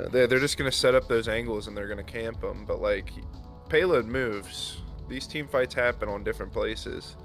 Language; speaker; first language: English; native; English